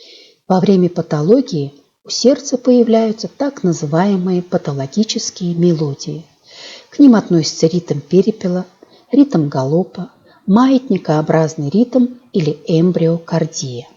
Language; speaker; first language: Russian; native; Russian